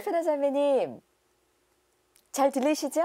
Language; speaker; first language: Korean; native; Korean